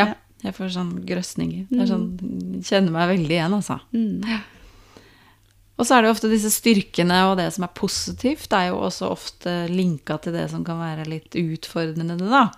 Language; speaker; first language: Norwegian; native; Norwegian